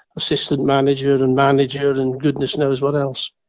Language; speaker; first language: English; native; English